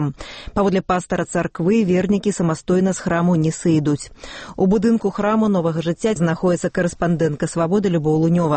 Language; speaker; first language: Belarusian; native; Belarusian